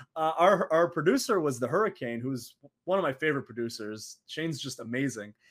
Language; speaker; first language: English; early bilingual, other home language; Arabic